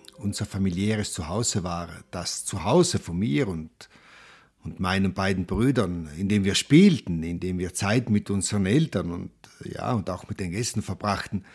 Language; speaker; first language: German; non-native, local second language; Ladin